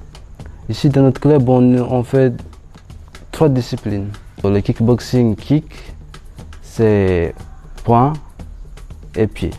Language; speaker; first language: French; non-native, local second language; Malagasy